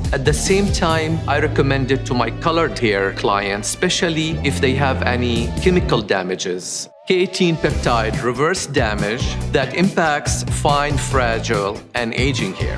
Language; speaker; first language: English; non-native, fluent; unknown